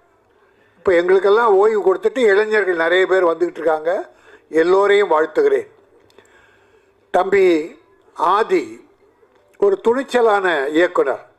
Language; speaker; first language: Tamil; native; Tamil